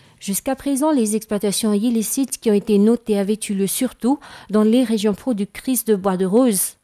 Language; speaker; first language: French; non-native, local second language; Malagasy